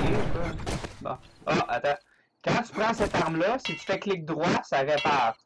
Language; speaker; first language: French; native; French